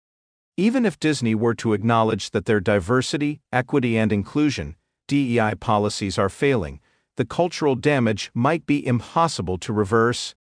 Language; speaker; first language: English; native; English